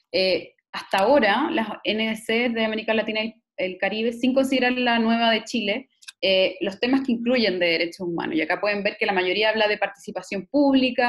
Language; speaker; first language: Spanish; native; Spanish